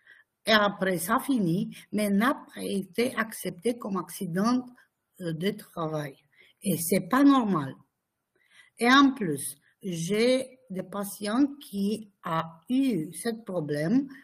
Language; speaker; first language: French; non-native, fluent; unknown